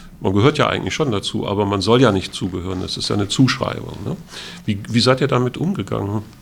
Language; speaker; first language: German; native; German